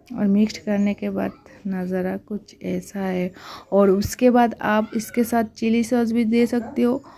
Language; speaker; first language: Hindi; non-native, local second language; Bangla